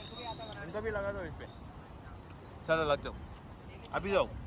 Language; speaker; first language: Hindi; non-native, local second language; Telugu